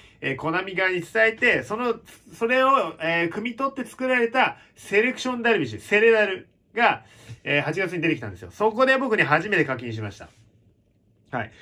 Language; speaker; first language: Japanese; native; Japanese